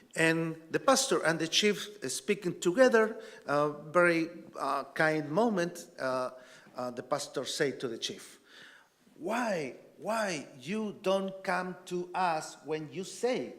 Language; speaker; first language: English; non-native, learner; Spanish